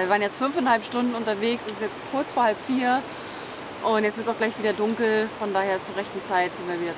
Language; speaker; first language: German; native; German